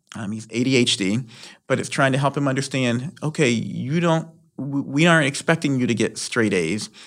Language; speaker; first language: English; native; English